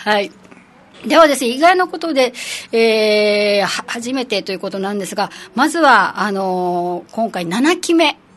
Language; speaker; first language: Japanese; native; Japanese